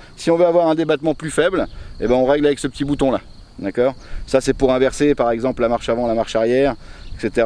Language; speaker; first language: French; native; French